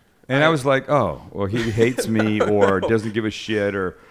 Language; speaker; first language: English; native; English